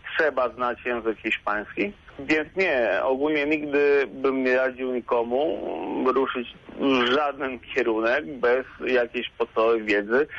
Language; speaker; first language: Polish; non-native, fluent; Spanish